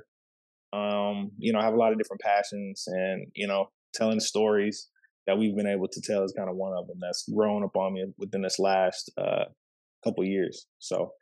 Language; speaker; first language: English; native; English